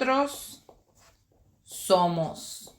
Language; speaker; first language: Spanish; early bilingual, heritage; Spanish